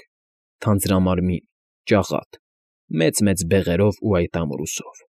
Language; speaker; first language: Armenian; native; Armenian